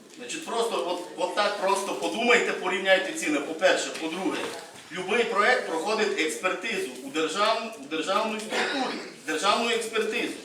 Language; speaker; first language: Ukrainian; native; Ukrainian